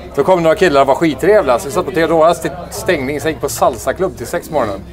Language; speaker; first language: Swedish; native; Swedish